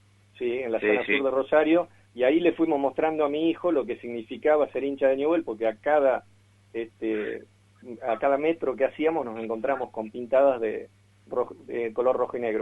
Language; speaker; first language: Spanish; native; Spanish